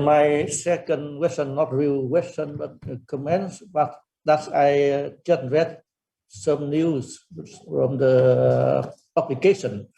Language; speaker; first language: English; non-native, fluent; Vietnamese